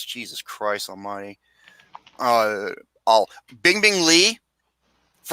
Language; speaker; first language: English; native; English